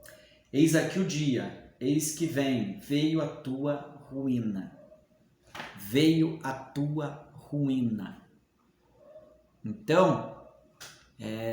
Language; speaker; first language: Portuguese; native; Portuguese